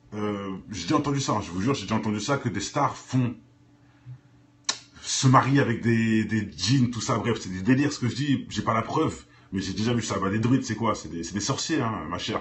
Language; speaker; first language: French; native; French